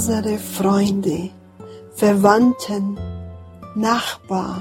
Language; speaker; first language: German; non-native, fluent; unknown